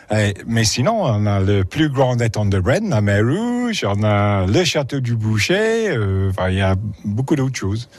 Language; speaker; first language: French; non-native, fluent; English